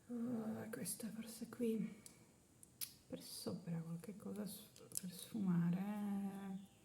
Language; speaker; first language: Italian; non-native, learner; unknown